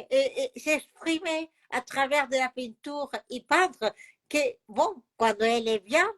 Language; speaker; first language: French; non-native, fluent; Spanish